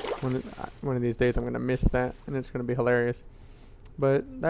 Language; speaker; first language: English; native; English